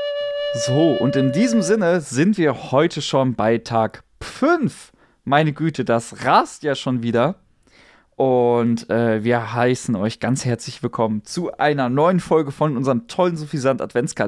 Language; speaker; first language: German; native; German